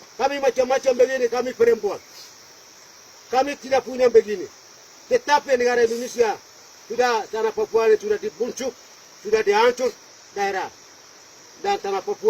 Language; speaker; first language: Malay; non-native, local second language; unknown